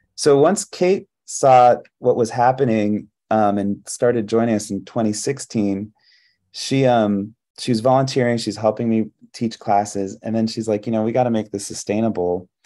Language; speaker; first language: English; early bilingual, other home language; Hebrew